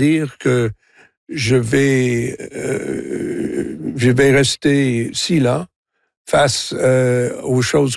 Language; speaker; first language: French; non-native, local second language; English